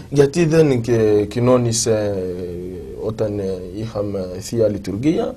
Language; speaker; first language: Greek; non-native, fluent; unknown